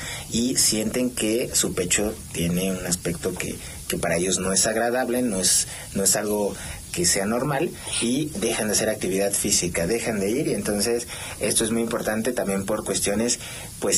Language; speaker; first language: Spanish; native; Spanish